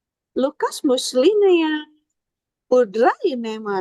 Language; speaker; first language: German; non-native, learner; Indonesian